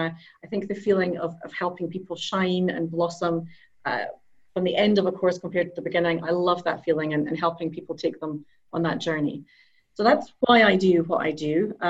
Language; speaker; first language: English; native; English